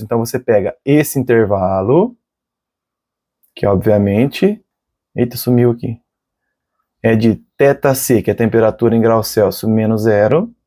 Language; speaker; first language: Portuguese; native; Portuguese